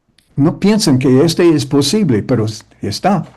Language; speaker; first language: Spanish; early bilingual, heritage; English